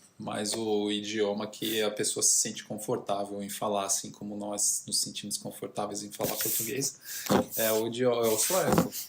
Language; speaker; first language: Portuguese; native; Portuguese